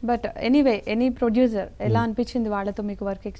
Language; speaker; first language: Telugu; native; Telugu